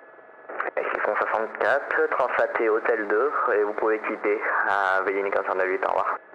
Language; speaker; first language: French; native; French